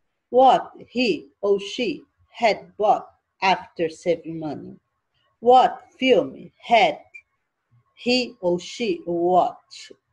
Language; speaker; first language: English; non-native, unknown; Portuguese